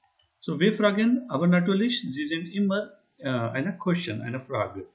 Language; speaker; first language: German; non-native, learner; Hindi